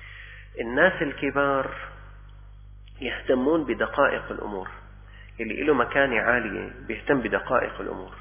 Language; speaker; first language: Arabic; native; Arabic